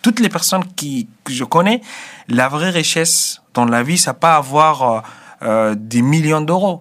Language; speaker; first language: French; non-native, fluent; Arabic